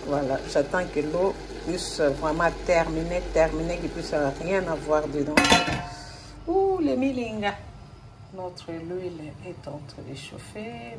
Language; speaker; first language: French; non-native, local second language; Lingala